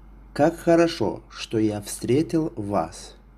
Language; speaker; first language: Russian; non-native, local second language; Tajik